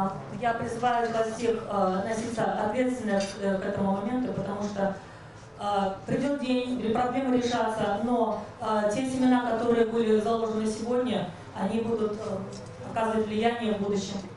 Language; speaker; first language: Russian; native; Russian